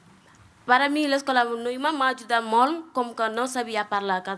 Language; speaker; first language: Catalan; non-native, learner; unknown